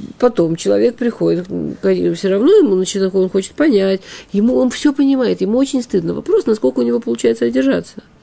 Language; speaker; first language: Russian; early bilingual, heritage; Russian